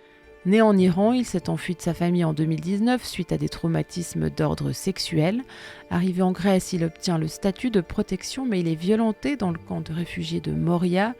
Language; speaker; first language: French; native; French